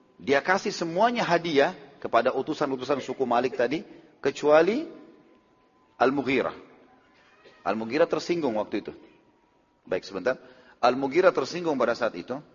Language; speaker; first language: Indonesian; native; Indonesian